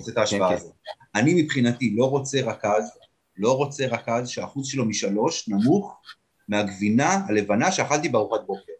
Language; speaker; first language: Hebrew; native; Hebrew